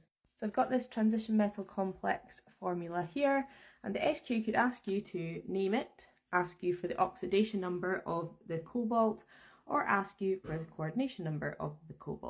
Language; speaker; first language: English; native; English